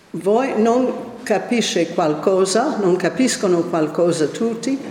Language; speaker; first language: Italian; non-native, learner; English